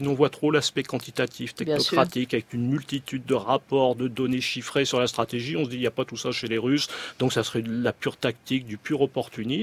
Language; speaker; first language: French; native; French